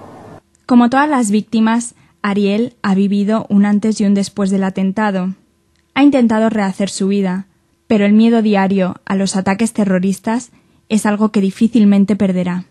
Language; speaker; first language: Spanish; native; Spanish